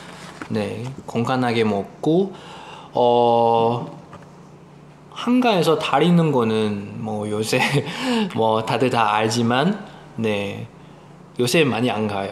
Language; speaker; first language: Korean; non-native, fluent; Chinese